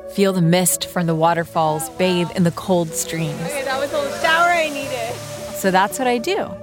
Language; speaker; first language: English; early bilingual, other home language; Urdu